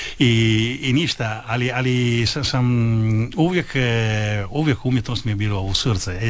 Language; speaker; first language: Croatian; non-native, learner; Italian